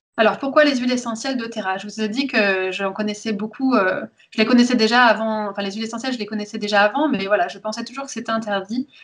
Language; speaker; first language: French; early bilingual, heritage; French